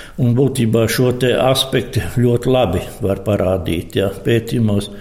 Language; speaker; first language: Latvian; native; Latvian